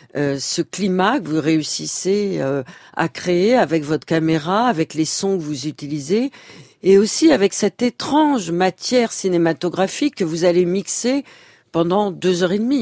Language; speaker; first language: French; native; French